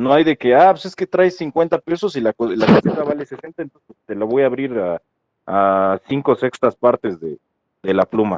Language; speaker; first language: Spanish; native; Spanish